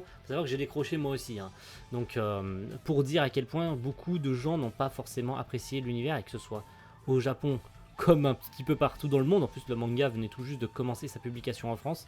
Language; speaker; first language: French; native; French